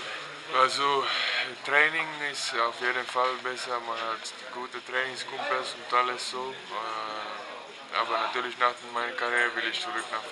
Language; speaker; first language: German; non-native, learner; Finnish